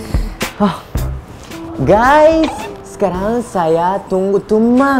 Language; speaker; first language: Indonesian; non-native, learner; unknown